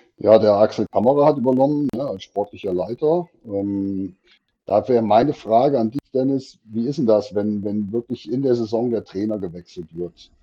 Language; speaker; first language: German; native; German